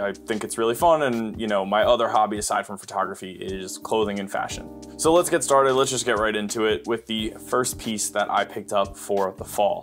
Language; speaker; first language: English; native; English